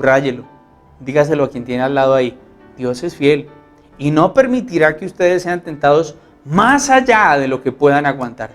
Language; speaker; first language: Spanish; native; Spanish